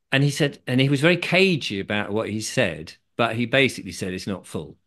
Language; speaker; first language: English; native; English